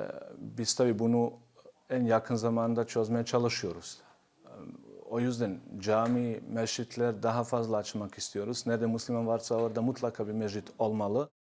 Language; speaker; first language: Turkish; non-native, fluent; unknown